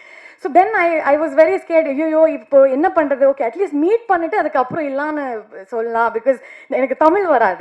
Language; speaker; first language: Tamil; non-native, learner; Kannada